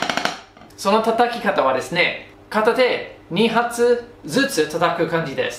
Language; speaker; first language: Japanese; non-native, fluent; English